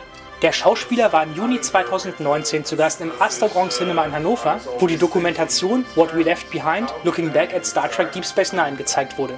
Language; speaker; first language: German; native; German